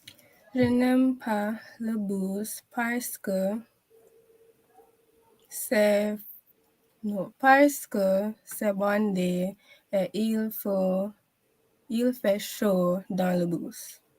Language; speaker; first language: French; non-native, learner; English